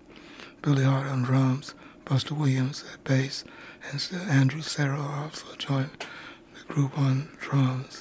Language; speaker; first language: English; native; English